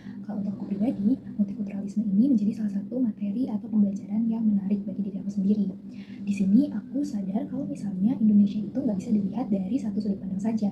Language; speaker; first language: Indonesian; native; Indonesian